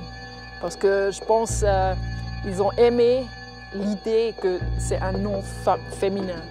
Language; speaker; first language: French; non-native, local second language; German